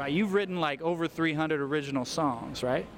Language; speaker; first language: English; native; English